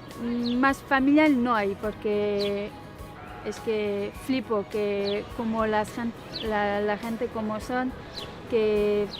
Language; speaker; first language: Spanish; non-native, fluent; French